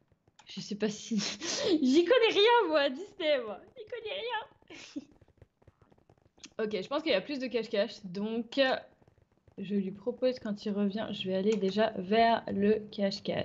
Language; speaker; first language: French; native; French